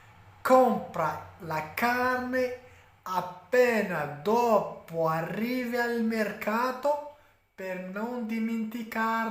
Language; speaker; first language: Italian; non-native, fluent; Arabic